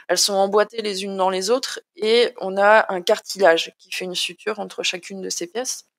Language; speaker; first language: French; native; French